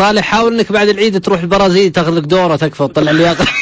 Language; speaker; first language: Arabic; native; Arabic